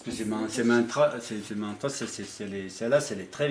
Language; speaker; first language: French; native; French